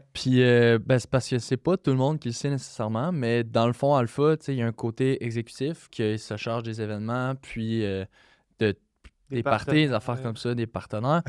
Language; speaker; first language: French; native; French